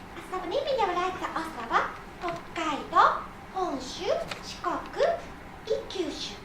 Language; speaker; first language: Russian; non-native, fluent; Japanese